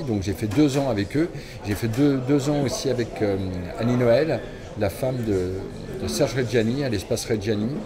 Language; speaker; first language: French; native; French